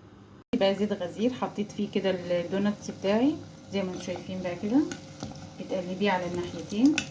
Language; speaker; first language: Arabic; native; Arabic